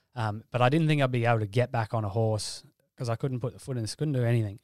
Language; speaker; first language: English; native; English